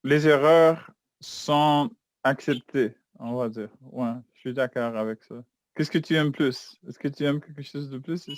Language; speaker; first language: French; non-native, fluent; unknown